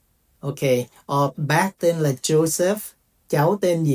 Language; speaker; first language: Vietnamese; early bilingual, heritage; Vietnamese